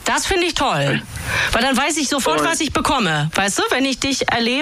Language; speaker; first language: German; native; German